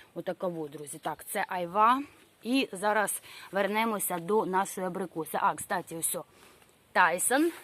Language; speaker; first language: Ukrainian; non-native, local second language; Russian